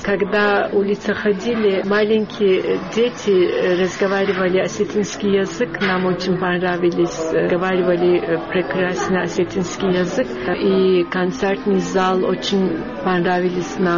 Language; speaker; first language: Russian; non-native, learner; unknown